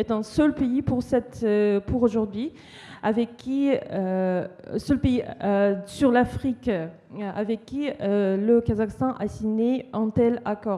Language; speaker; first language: French; non-native, fluent; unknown